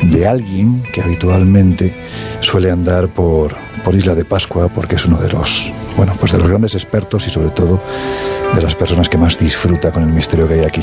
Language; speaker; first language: Spanish; native; Spanish